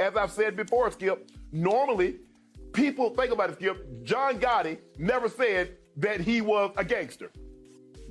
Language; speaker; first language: English; native; English